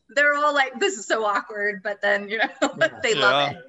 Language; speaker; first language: English; native; English